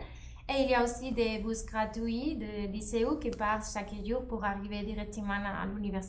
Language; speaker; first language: French; non-native, fluent; Spanish